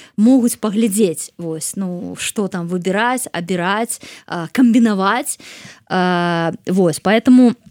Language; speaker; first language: Belarusian; non-native, local second language; Russian